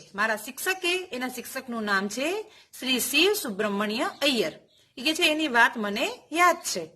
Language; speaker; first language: Gujarati; native; Gujarati